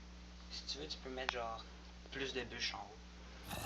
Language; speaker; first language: French; native; French